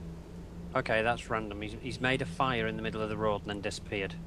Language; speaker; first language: English; native; English